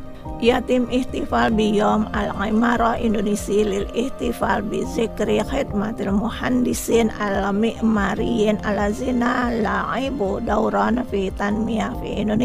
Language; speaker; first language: Arabic; non-native, fluent; Indonesian